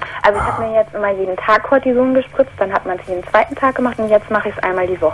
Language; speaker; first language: German; native; German